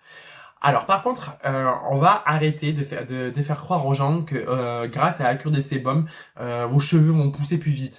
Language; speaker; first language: French; native; French